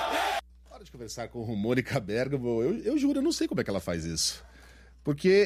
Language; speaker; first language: Portuguese; native; Portuguese